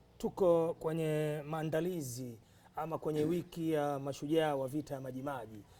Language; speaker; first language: Swahili; native; Swahili